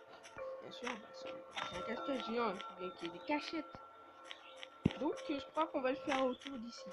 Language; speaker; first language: French; native; French